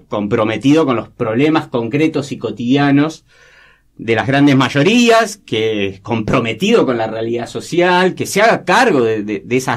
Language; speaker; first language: Spanish; native; Spanish